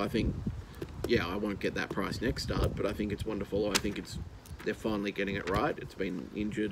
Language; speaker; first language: English; native; English